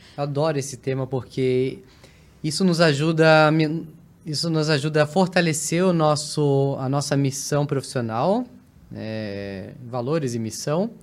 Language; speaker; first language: Portuguese; native; Portuguese